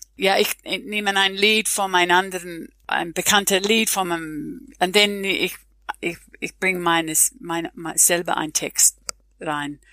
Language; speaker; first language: German; non-native, learner; English